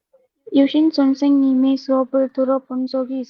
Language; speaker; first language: Korean; non-native, learner; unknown